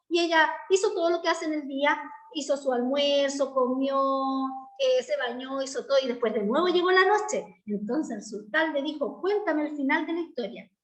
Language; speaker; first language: Spanish; native; Spanish